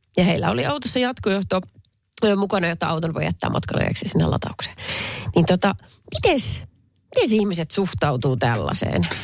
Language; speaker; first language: Finnish; native; Finnish